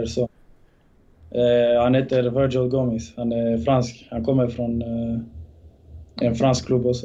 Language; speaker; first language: Swedish; early bilingual, other home language; Bosnian